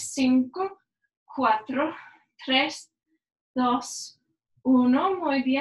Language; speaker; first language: Spanish; non-native, learner; English